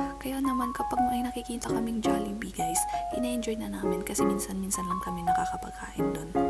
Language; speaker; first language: Filipino; non-native, local second language; Iloko